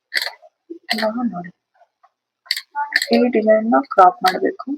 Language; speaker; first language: Kannada; non-native, learner; Hindi